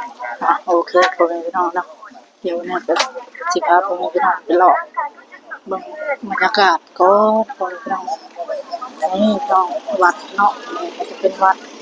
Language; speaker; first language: Thai; non-native, local second language; Northeastern Thai